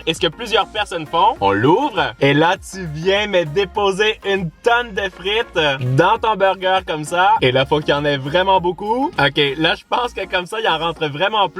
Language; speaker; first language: French; native; French